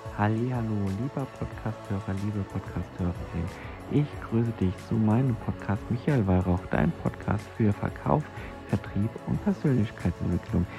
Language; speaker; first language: German; native; German